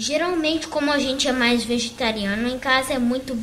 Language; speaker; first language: Portuguese; early bilingual, heritage; Portuguese